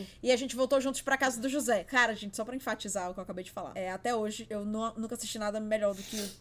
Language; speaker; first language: Portuguese; native; Portuguese